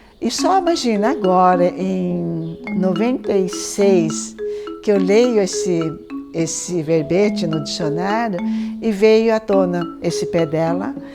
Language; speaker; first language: Portuguese; early bilingual, other home language; Chinese